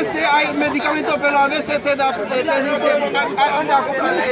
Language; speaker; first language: Spanish; non-native, fluent; Haitian Creole